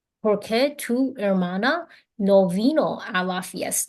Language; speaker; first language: Spanish; non-native, learner; English